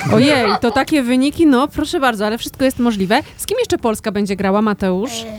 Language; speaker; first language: Polish; native; Polish